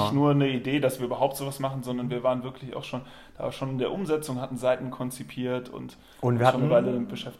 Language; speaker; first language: German; native; German